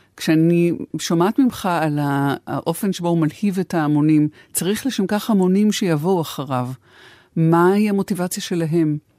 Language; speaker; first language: Hebrew; native; Hebrew